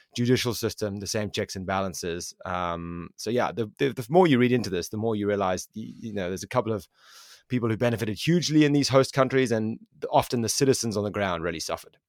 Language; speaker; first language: English; native; English